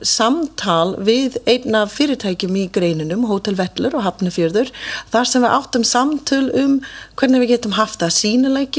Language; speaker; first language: Icelandic; non-native, fluent; English